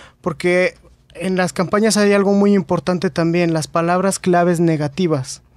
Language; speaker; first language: Spanish; native; Spanish